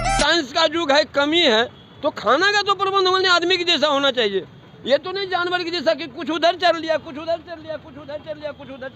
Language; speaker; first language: Hindi; non-native, local second language; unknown